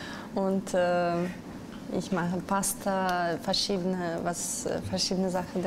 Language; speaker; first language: German; non-native, learner; Russian